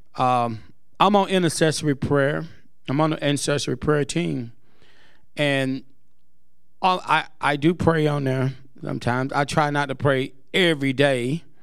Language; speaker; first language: English; native; English